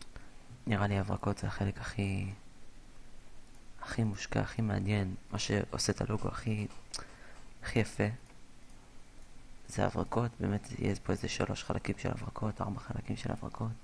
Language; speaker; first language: Hebrew; native; Hebrew